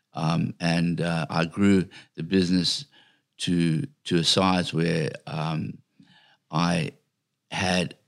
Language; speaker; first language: English; native; English